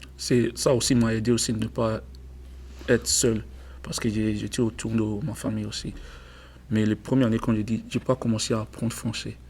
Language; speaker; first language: French; non-native, learner; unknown